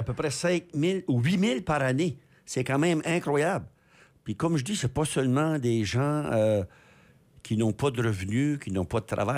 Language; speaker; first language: French; native; French